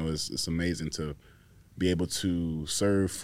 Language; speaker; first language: English; native; English